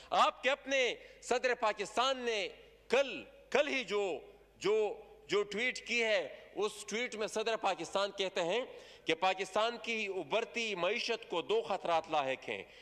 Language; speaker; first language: Urdu; non-native, local second language; Pashto